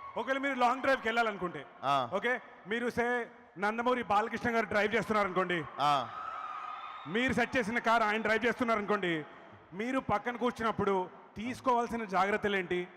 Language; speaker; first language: Telugu; native; Telugu